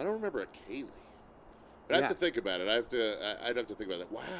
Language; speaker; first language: English; native; English